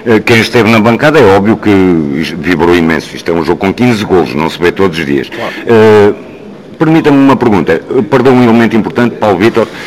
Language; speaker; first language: Portuguese; native; Portuguese